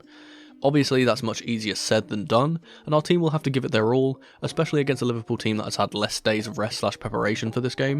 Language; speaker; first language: English; native; English